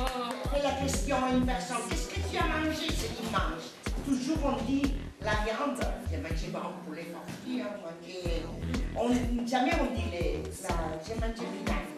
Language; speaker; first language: French; non-native, learner; Catalan